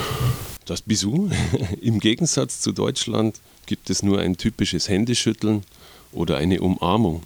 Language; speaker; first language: German; native; German